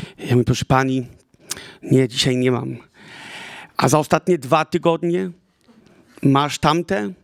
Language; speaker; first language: Polish; early bilingual, heritage; Polish